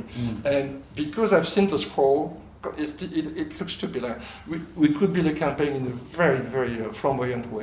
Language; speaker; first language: English; non-native, fluent; French